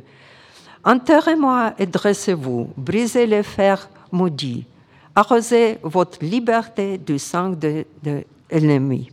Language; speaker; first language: French; non-native, fluent; Ukrainian